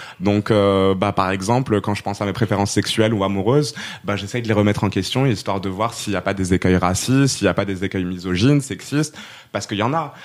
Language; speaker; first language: French; non-native, local second language; Arabic